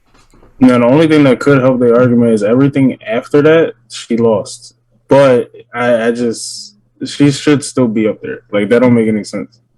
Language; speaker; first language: English; native; English